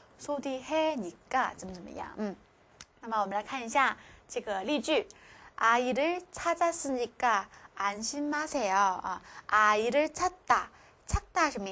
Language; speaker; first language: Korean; non-native, fluent; Chinese